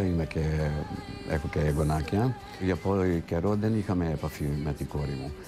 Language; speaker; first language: Greek; non-native, fluent; Hungarian